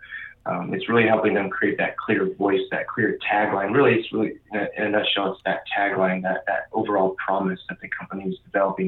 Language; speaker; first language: English; native; English